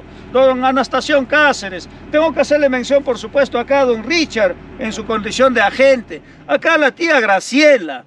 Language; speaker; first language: Spanish; native; Spanish